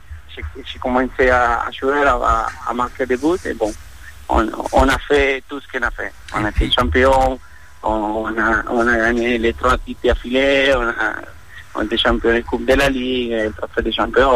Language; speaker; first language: French; non-native, fluent; Spanish